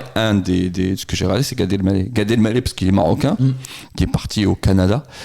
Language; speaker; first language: French; non-native, local second language; Arabic